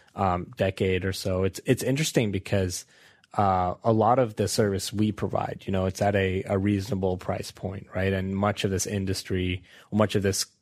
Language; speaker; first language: English; native; English